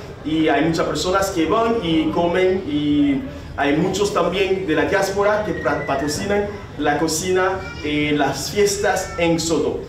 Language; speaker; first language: Spanish; non-native, fluent; Haitian Creole